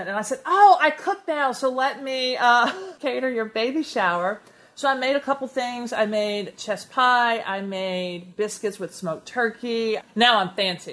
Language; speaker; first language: English; native; English